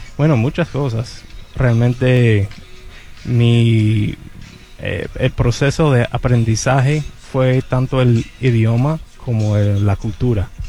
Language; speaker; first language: Spanish; non-native, fluent; English